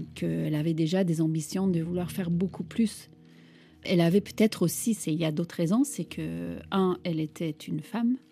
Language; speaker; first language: French; non-native, fluent; Turkish